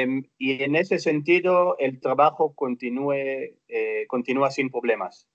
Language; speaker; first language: Spanish; non-native, fluent; Hebrew